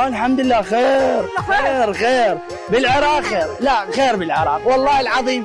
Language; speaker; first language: Arabic; native; Arabic